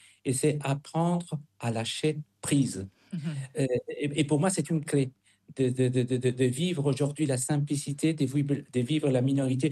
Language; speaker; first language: French; non-native, fluent; Spanish